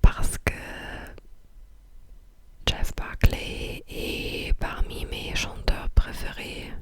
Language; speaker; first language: French; non-native, fluent; English